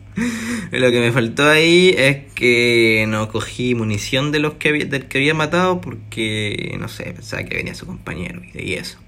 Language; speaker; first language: Spanish; native; Spanish